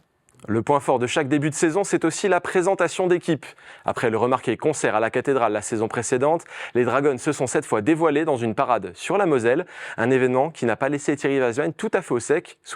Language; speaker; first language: French; native; French